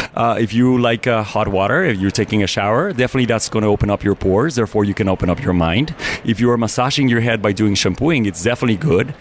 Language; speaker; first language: English; non-native, fluent; Spanish